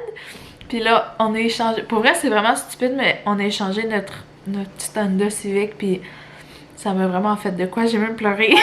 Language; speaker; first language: French; native; French